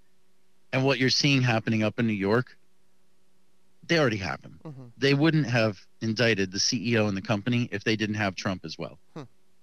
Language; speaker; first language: English; native; English